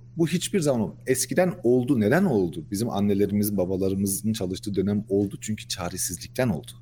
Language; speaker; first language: Turkish; early bilingual, heritage; Turkish